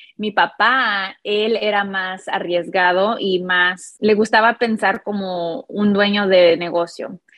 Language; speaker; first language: Spanish; early bilingual, heritage; Spanish